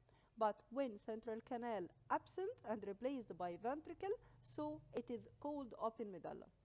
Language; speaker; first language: English; non-native, local second language; Arabic